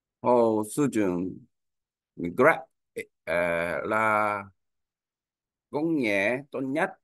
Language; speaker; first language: Vietnamese; non-native, learner; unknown